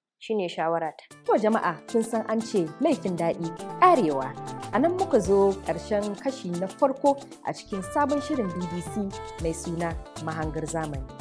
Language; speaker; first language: Hausa; native; Hausa